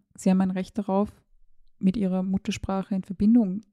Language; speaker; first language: German; early bilingual, other home language; Serbian